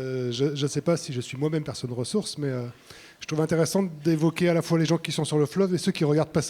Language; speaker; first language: French; native; French